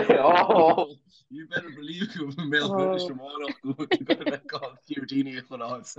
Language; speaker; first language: Irish; native; Irish